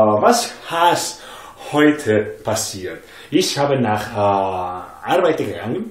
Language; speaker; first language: German; non-native, learner; English